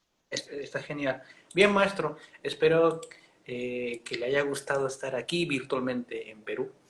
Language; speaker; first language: Spanish; native; Spanish